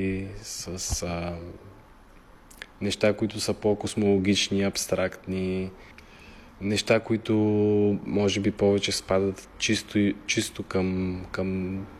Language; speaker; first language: Bulgarian; native; Bulgarian